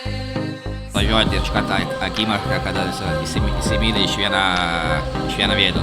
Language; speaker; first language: Lithuanian; non-native, learner; Italian